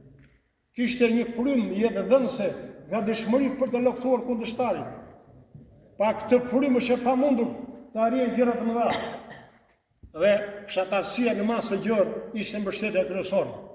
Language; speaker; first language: Albanian; native; Albanian